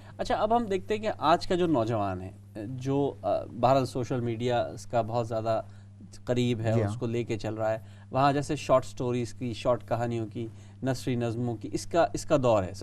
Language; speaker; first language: Urdu; native; Urdu